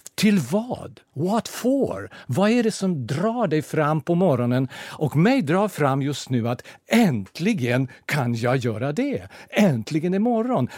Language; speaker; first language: Swedish; non-native, fluent; Russian